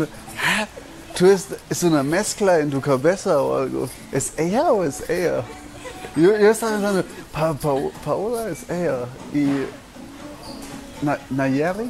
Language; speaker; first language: Spanish; non-native, learner; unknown